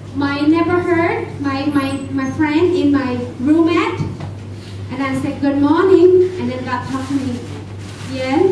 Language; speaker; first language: English; non-native, learner; Khmer